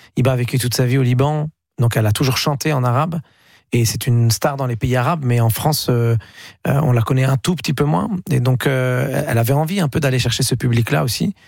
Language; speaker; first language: French; early bilingual, other home language; Arabic